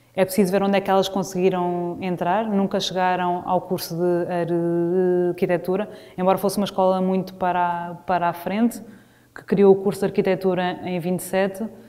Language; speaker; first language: Portuguese; native; Portuguese